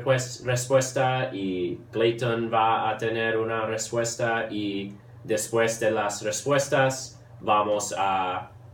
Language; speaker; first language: Spanish; early bilingual, heritage; English